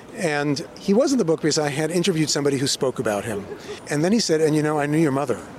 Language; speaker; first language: English; native; English